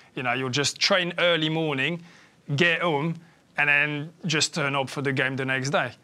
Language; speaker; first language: English; early bilingual, other home language; French